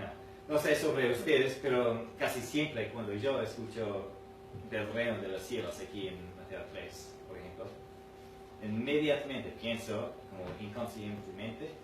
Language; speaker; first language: Spanish; non-native, fluent; English